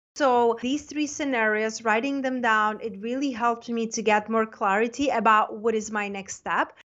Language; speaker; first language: English; non-native, fluent; Czech